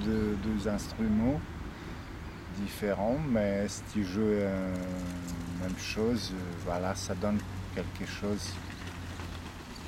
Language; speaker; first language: French; non-native, fluent; Serbian